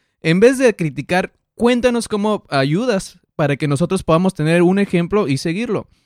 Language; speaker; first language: Spanish; native; Spanish